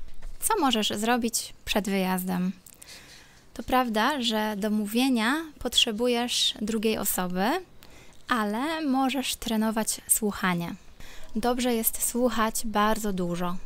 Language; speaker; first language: Polish; non-native, local second language; Ukrainian